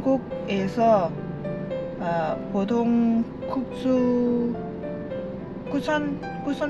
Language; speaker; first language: Korean; non-native, learner; Lao